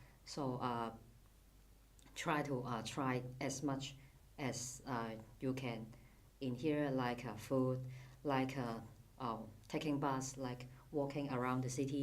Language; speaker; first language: English; non-native, fluent; Cantonese